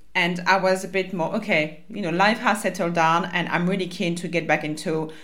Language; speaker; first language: English; non-native, fluent; French